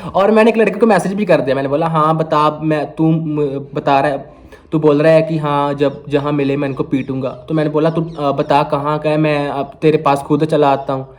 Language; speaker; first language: Hindi; non-native, local second language; Punjabi